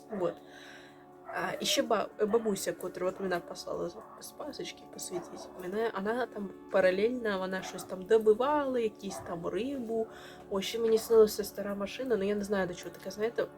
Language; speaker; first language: Ukrainian; non-native, local second language; Russian